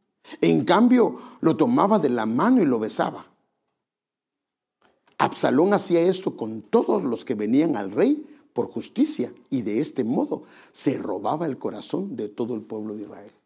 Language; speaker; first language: Spanish; native; Spanish